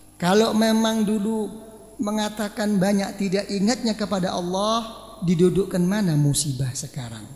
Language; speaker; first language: Malay; non-native, local second language; Javanese